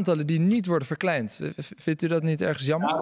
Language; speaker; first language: Dutch; native; Dutch